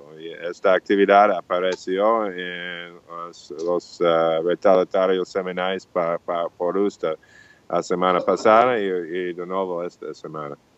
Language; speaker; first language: Portuguese; non-native, fluent; English